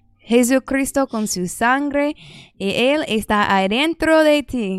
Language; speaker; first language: Spanish; non-native, learner; English